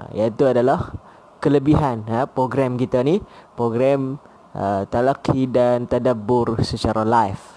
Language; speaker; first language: Malay; native; Malay